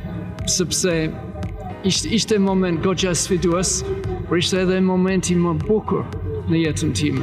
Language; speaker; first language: Albanian; non-native, learner; English